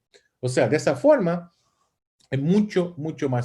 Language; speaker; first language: Portuguese; non-native, fluent; Spanish